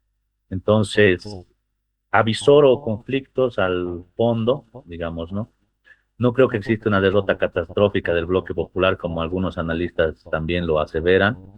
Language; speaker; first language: Spanish; native; Spanish